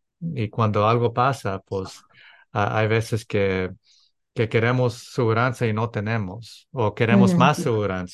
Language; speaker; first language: Spanish; early bilingual, heritage; English